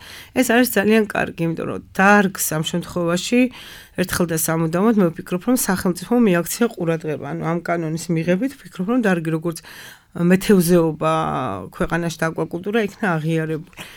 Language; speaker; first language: Georgian; native; Georgian